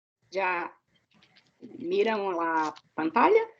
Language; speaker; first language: Spanish; non-native, learner; Portuguese